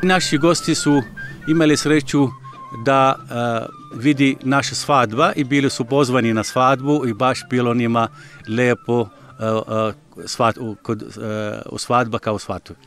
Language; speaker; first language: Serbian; non-native, learner; Arabic